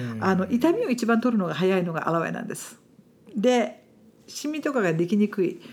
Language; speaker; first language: Japanese; non-native, fluent; English